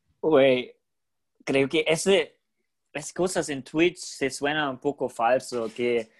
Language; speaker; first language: Spanish; non-native, learner; German